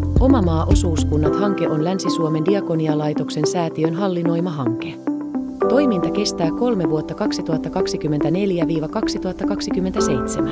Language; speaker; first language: Finnish; native; Finnish